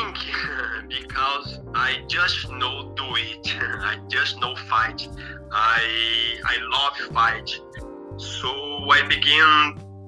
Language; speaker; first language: English; non-native, learner; Portuguese